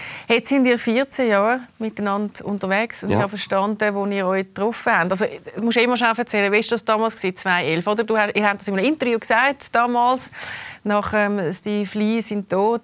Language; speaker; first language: German; native; German